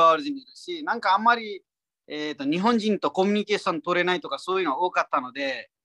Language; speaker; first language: Japanese; non-native, fluent; Nepali